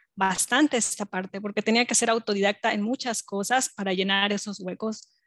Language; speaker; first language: Spanish; native; Spanish